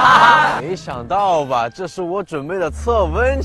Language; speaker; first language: Chinese; native; Chinese